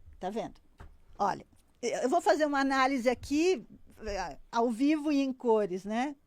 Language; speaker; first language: Portuguese; native; Portuguese